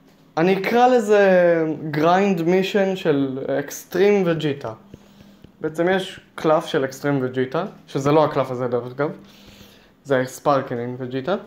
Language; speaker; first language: Hebrew; native; Hebrew